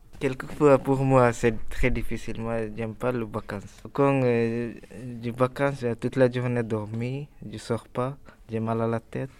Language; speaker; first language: French; non-native, learner; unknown